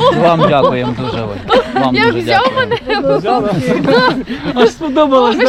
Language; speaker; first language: Ukrainian; native; Ukrainian